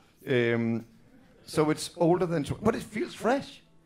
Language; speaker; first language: English; non-native, fluent; Danish